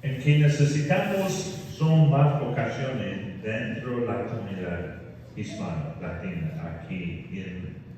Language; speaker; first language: Spanish; non-native, fluent; English